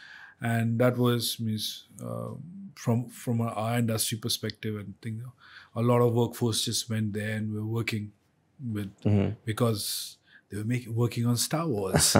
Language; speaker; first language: English; non-native, local second language; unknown